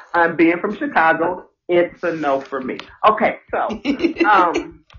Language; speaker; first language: English; native; English